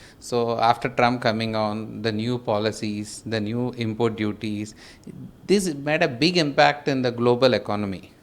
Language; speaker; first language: English; non-native, local second language; Telugu